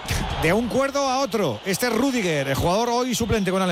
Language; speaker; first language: Spanish; native; Spanish